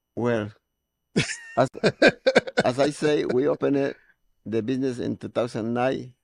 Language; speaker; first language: English; non-native, learner; Spanish